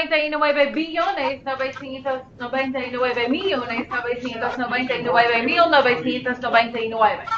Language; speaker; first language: Spanish; non-native, fluent; English